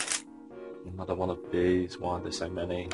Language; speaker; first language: English; native; English